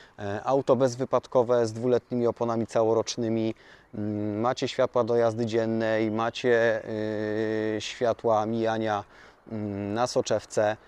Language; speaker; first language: Polish; native; Polish